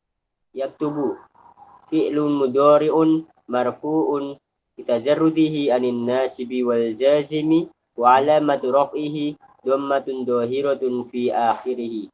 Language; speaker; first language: Arabic; non-native, learner; Indonesian